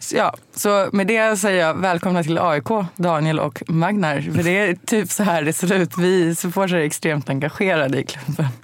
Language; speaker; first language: Swedish; native; Swedish